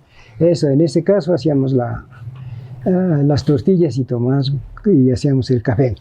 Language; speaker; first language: Spanish; native; Spanish